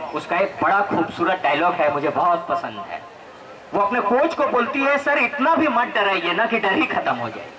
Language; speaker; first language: Hindi; non-native, local second language; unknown